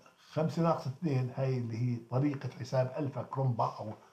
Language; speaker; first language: Arabic; native; Arabic